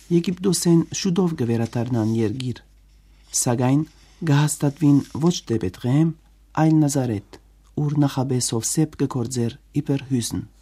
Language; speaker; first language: Armenian; native; Armenian